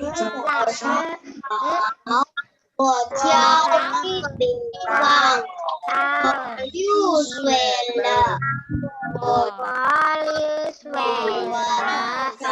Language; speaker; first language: Chinese; non-native, learner; Indonesian